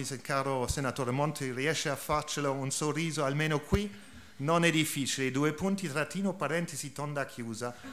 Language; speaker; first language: Italian; non-native, learner; German